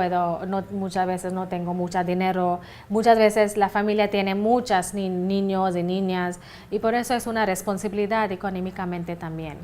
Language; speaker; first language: Spanish; non-native, fluent; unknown